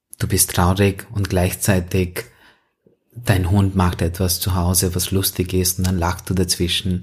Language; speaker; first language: German; non-native, fluent; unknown